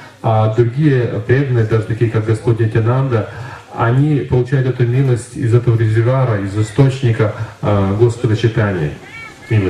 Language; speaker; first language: Russian; native; Russian